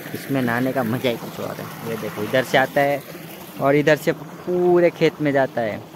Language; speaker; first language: Hindi; non-native, local second language; Gujarati